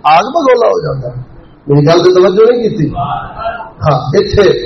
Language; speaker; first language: Urdu; non-native, local second language; Punjabi